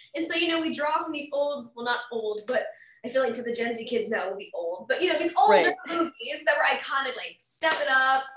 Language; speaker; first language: English; native; English